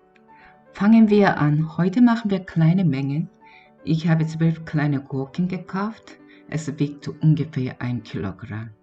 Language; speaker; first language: German; non-native, learner; Korean